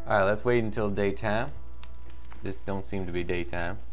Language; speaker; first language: English; native; English